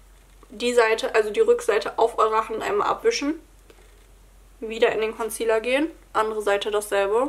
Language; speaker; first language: German; native; German